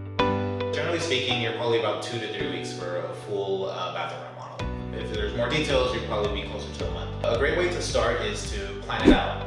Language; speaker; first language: English; native; English